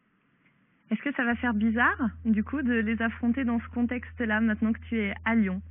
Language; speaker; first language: French; native; French